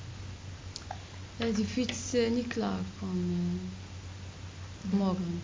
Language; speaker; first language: Dutch; non-native, learner; Arabic